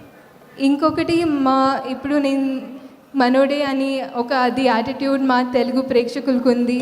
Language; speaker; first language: Telugu; non-native, fluent; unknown